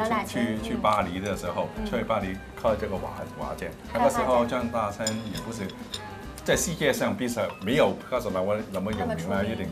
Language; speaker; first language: Chinese; non-native, local second language; Cantonese